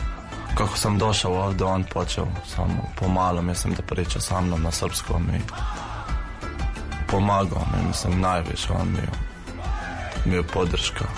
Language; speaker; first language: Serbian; non-native, fluent; Arabic